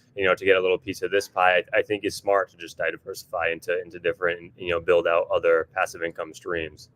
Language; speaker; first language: English; native; English